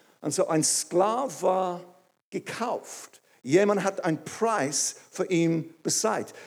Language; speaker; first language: German; non-native, fluent; English